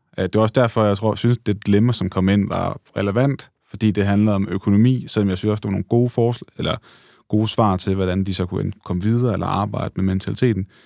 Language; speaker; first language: Danish; native; Danish